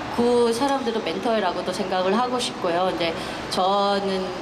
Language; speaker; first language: Korean; non-native, fluent; Filipino